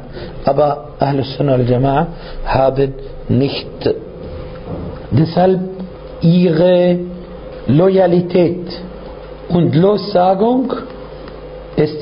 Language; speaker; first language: German; non-native, fluent; Arabic